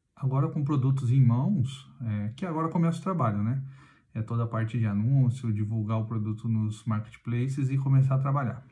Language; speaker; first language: Portuguese; native; Portuguese